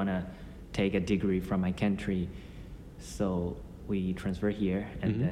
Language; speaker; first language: English; non-native, fluent; Burmese